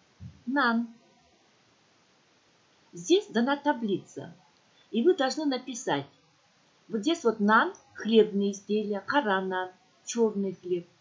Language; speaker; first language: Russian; non-native, local second language; Kyrgyz